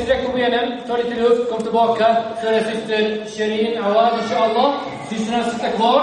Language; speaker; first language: Swedish; early bilingual, other home language; Arabic